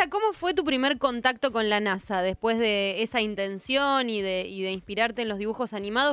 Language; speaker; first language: Spanish; native; Spanish